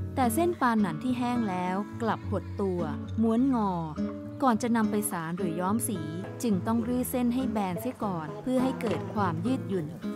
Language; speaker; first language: Thai; native; Thai